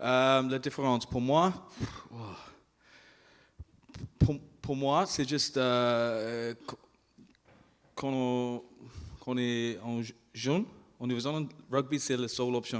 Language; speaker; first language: French; non-native, learner; English